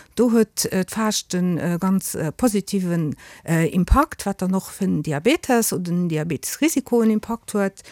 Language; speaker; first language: Luxembourgish; native; Luxembourgish